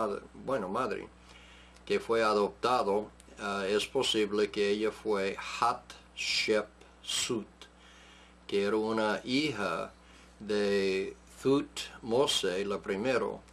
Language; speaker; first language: Spanish; non-native, fluent; English